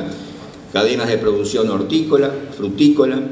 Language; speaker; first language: Spanish; native; Spanish